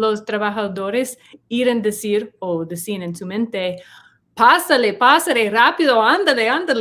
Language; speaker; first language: Spanish; non-native, learner; English